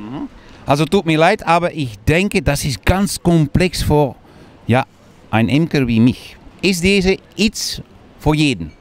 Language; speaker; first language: German; non-native, learner; Dutch